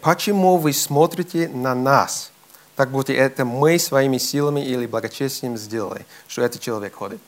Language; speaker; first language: Russian; non-native, fluent; English